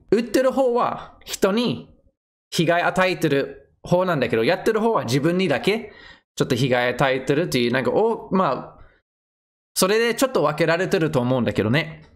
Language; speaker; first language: Japanese; non-native, fluent; English